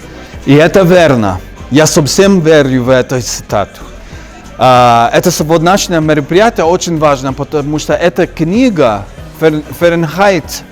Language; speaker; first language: Russian; non-native, fluent; English